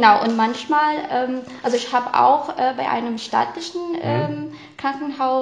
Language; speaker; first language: German; non-native, fluent; Filipino